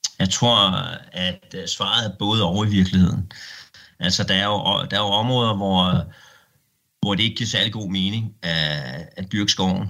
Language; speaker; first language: Danish; native; Danish